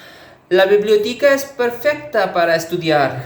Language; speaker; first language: Spanish; non-native, learner; Urdu